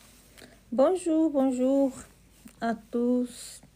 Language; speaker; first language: French; non-native, learner; Portuguese